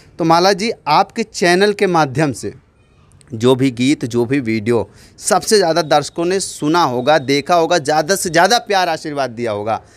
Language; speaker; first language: Hindi; native; Hindi